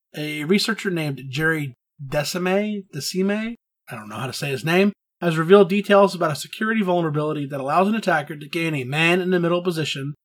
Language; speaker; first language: English; native; English